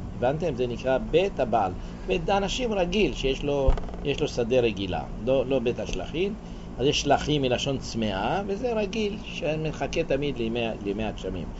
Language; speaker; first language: Hebrew; native; Hebrew